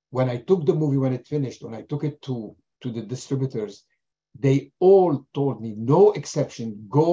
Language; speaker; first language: English; non-native, fluent; German